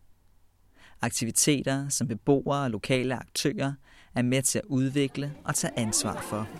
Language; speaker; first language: Danish; native; Danish